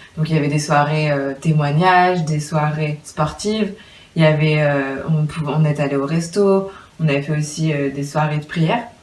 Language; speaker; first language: French; native; French